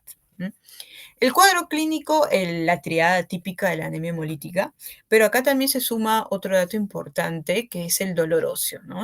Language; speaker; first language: Spanish; native; Spanish